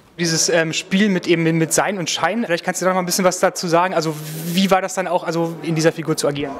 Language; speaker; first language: German; native; German